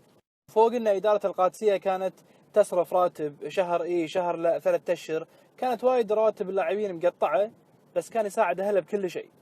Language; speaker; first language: Arabic; native; Arabic